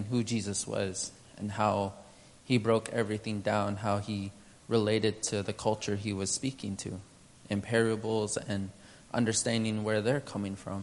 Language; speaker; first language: English; early bilingual, other home language; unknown